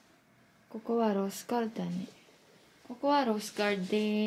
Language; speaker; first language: Japanese; non-native, learner; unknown